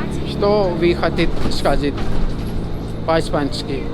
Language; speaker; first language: Russian; non-native, learner; Urdu